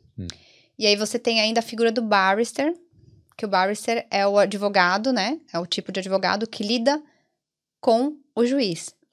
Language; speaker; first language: Portuguese; early bilingual, other home language; Italian